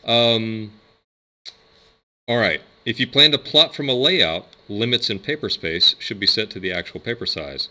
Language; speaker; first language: English; native; English